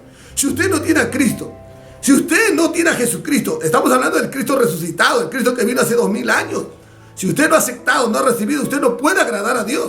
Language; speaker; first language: Spanish; native; Spanish